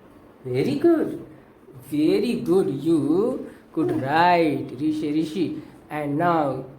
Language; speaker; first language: English; non-native, local second language; Hindi